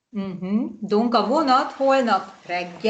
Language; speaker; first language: French; non-native, fluent; Hungarian